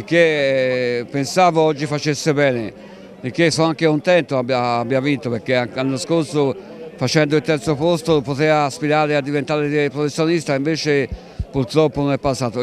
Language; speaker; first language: Italian; native; Italian